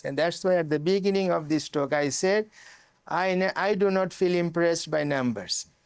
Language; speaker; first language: English; non-native, local second language; Bangla